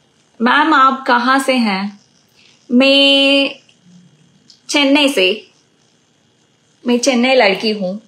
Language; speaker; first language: Hindi; non-native, local second language; Telugu